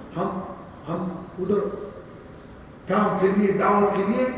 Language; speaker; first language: Urdu; non-native, learner; Arabic